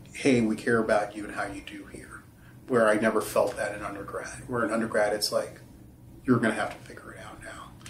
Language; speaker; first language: English; early bilingual, other home language; Haitian Creole